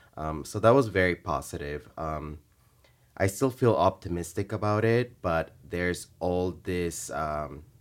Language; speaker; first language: English; early bilingual, other home language; Spanish